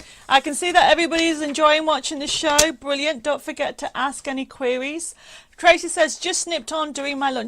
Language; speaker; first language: English; native; English